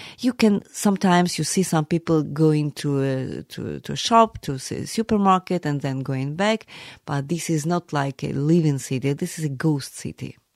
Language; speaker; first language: English; non-native, fluent; Ukrainian